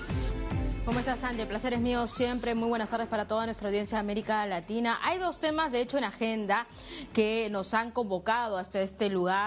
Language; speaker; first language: Spanish; native; Spanish